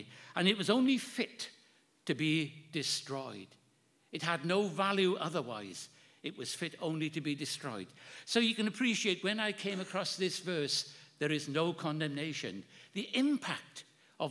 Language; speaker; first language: English; native; English